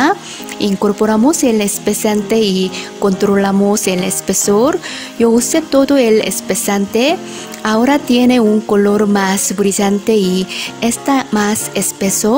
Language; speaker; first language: Spanish; non-native, fluent; Korean